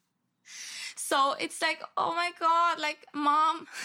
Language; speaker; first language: English; non-native, fluent; Swiss German